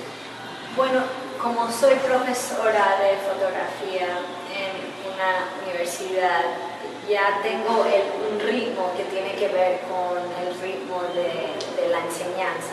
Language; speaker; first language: Spanish; early bilingual, heritage; English